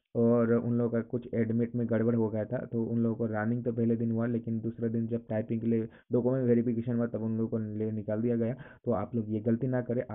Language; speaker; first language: Hindi; non-native, local second language; Assamese